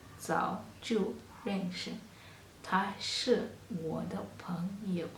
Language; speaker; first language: Chinese; non-native, fluent; Kalenjin